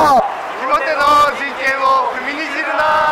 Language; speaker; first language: Japanese; native; Japanese